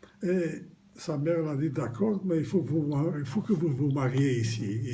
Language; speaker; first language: French; non-native, fluent; Romanian